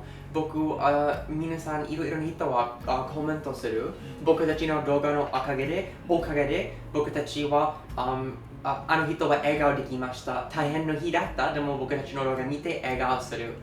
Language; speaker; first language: Japanese; non-native, learner; English